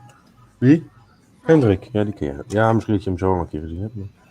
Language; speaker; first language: Dutch; native; Dutch